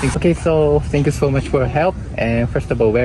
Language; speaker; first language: English; non-native, learner; Japanese